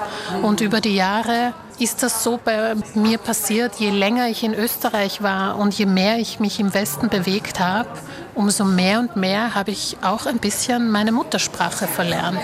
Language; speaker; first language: German; early bilingual, other home language; Slovak